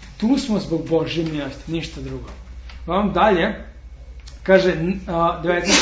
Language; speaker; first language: Serbian; non-native, fluent; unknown